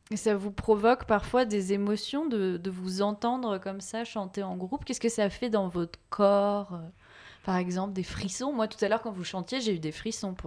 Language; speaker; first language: French; native; French